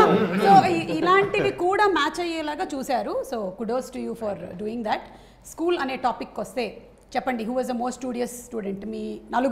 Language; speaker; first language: Telugu; native; Telugu